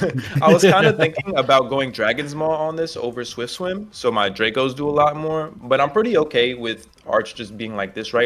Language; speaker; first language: English; native; English